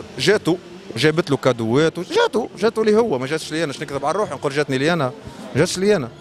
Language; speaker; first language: Arabic; native; Arabic